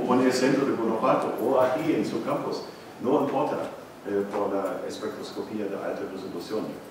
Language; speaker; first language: Spanish; non-native, learner; German